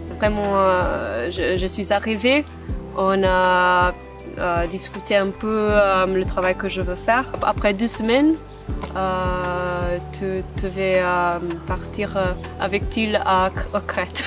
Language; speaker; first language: French; non-native, fluent; Maltese